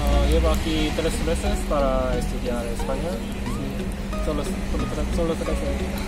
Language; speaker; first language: Spanish; non-native, learner; Korean